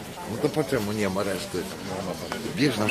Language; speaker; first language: Polish; native; Polish